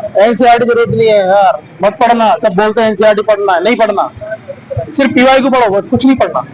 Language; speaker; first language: Hindi; native; Hindi